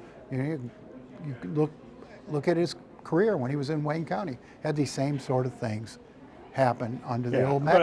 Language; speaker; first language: English; native; English